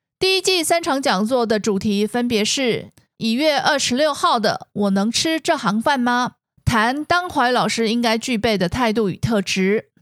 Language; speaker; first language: Chinese; native; Chinese